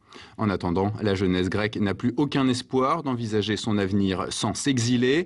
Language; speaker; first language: French; native; French